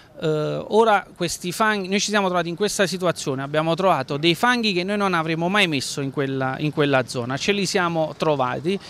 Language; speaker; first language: Italian; native; Italian